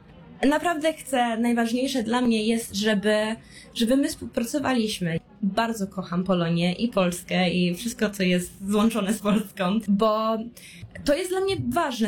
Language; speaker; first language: Polish; early bilingual, heritage; Polish